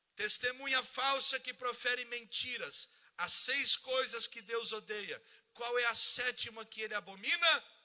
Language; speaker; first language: Portuguese; native; Portuguese